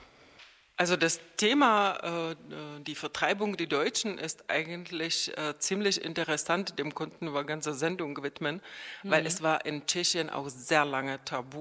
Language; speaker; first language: German; non-native, fluent; Czech